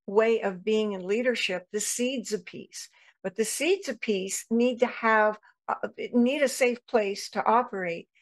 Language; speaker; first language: English; native; English